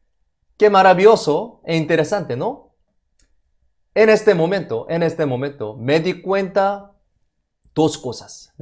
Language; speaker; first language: Spanish; non-native, fluent; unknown